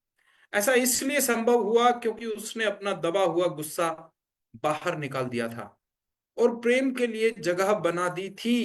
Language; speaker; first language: Hindi; native; Hindi